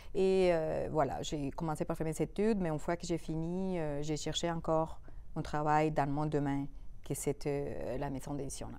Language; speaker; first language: French; non-native, fluent; Spanish